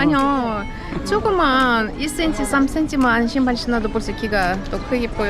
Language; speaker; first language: Korean; non-native, fluent; Ukrainian